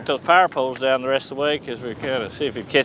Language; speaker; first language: English; native; English